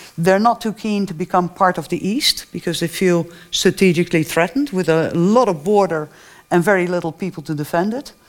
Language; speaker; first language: English; non-native, fluent; Dutch